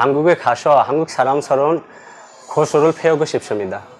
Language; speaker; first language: Korean; non-native, learner; Bangla